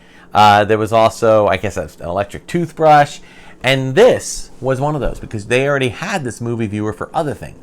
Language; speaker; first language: English; native; English